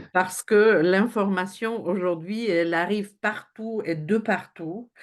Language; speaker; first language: French; non-native, fluent; Polish